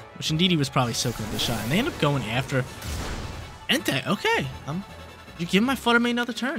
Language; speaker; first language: English; native; English